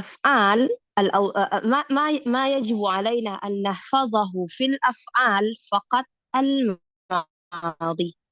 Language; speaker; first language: Arabic; non-native, fluent; Indonesian